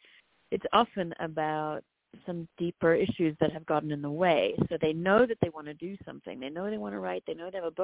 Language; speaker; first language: English; native; English